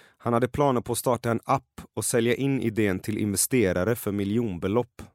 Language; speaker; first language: Swedish; early bilingual, other home language; Persian